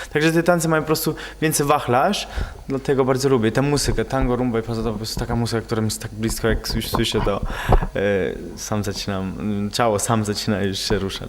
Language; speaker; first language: Polish; non-native, fluent; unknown